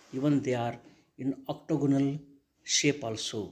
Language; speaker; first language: English; non-native, local second language; Kannada